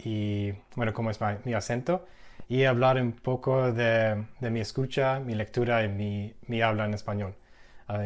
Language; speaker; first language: Spanish; non-native, fluent; English